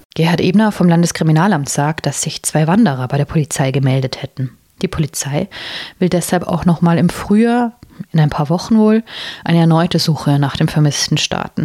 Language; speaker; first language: German; native; German